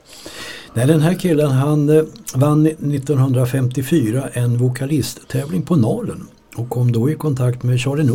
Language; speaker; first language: Swedish; native; Swedish